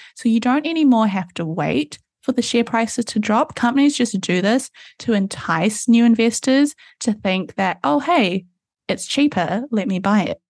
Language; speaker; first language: English; native; English